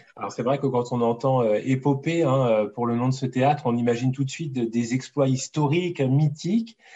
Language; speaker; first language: French; native; French